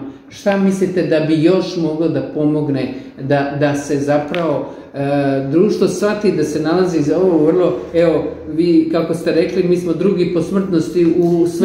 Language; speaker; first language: Serbian; native; Serbian